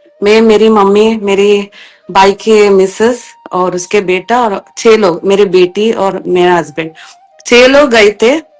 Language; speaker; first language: Hindi; non-native, local second language; Kannada